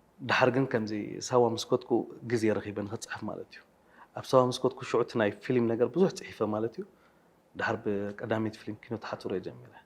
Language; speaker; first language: Tigrinya; native; Tigrinya